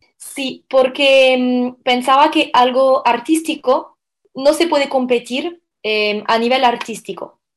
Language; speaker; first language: Spanish; non-native, fluent; French